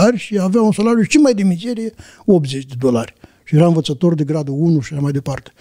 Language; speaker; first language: Romanian; native; Romanian